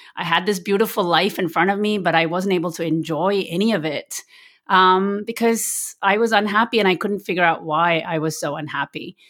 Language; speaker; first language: English; early bilingual, other home language; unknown